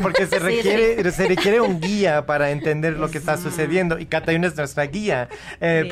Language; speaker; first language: Spanish; early bilingual, heritage; Spanish